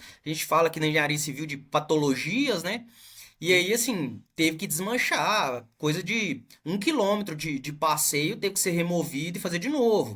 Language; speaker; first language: Portuguese; native; Portuguese